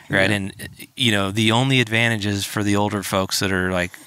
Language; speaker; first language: English; native; English